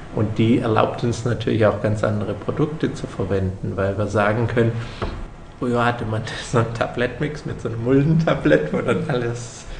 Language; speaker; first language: German; native; German